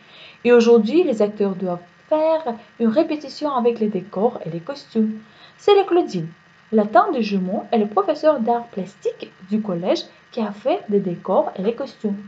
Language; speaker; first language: French; non-native, fluent; Uzbek